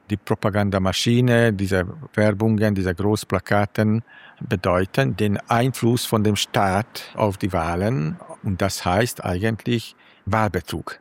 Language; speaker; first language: German; non-native, fluent; Hungarian